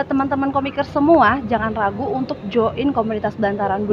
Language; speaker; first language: Indonesian; native; Indonesian